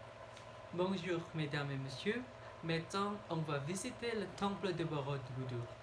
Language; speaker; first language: French; non-native, learner; Indonesian